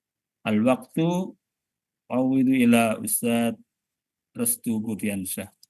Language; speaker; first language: Arabic; non-native, fluent; Indonesian